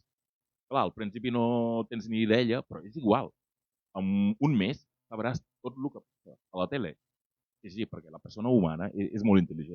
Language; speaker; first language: Catalan; non-native, fluent; Wolof